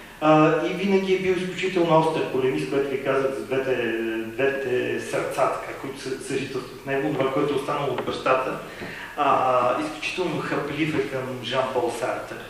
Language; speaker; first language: Bulgarian; native; Bulgarian